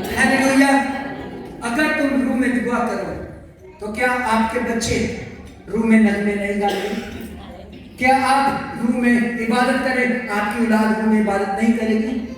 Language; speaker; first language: Urdu; non-native, local second language; Punjabi